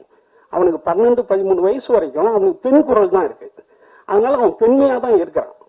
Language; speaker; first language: Tamil; native; Tamil